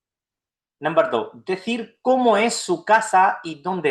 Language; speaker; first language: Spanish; non-native, fluent; Urdu